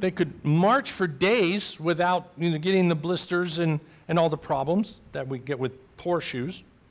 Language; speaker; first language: English; native; English